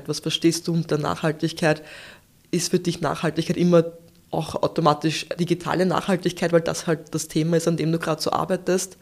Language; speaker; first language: German; native; German